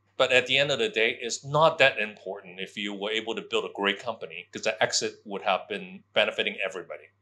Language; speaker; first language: English; non-native, local second language; Cantonese